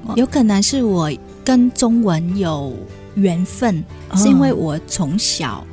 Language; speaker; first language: Chinese; non-native, fluent; Vietnamese